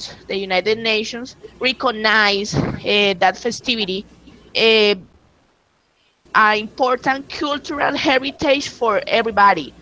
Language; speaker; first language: English; non-native, learner; Spanish